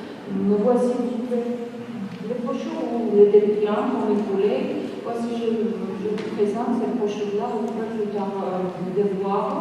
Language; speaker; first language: French; non-native, fluent; Georgian